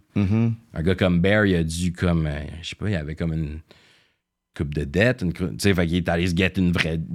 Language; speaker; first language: French; native; French